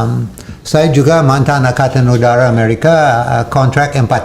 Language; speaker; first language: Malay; non-native, fluent; English